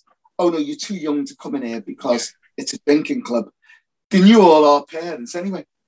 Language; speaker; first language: English; native; English